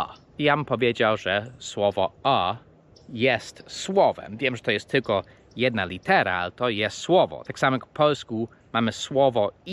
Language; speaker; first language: Polish; non-native, fluent; English